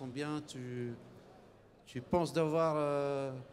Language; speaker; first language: French; native; French